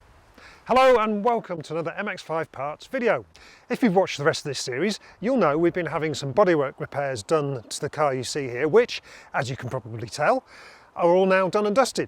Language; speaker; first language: English; native; English